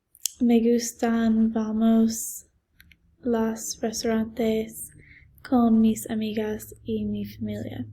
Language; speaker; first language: Spanish; non-native, learner; English